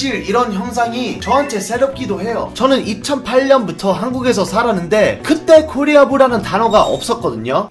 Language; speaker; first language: Korean; non-native, fluent; English